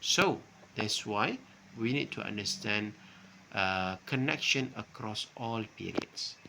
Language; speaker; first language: English; non-native, local second language; Malay